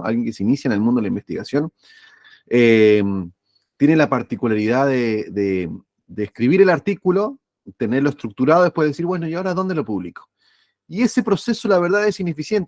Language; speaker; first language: Spanish; native; Spanish